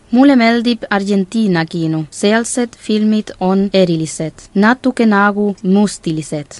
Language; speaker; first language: Estonian; non-native, fluent; Spanish